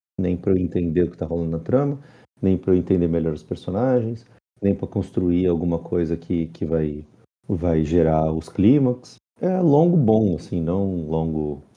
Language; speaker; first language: Portuguese; native; Portuguese